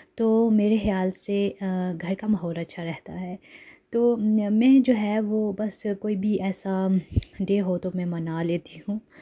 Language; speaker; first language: Urdu; native; Urdu